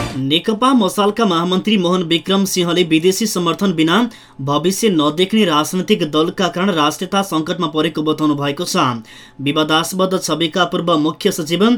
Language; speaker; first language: Nepali; native; Nepali